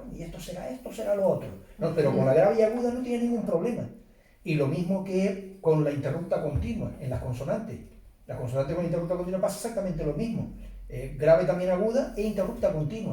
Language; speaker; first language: Spanish; native; Spanish